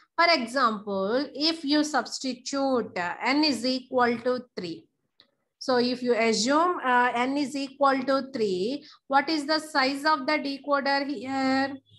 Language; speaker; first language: English; non-native, local second language; Telugu